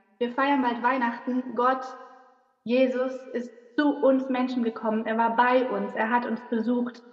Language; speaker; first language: German; native; German